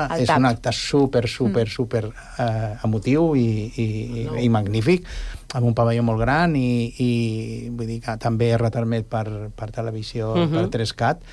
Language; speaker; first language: Catalan; native; Catalan